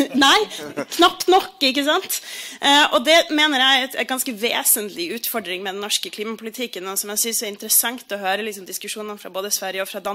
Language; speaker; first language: Norwegian; native; Norwegian